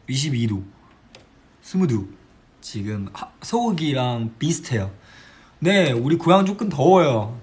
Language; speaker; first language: Korean; non-native, fluent; Chinese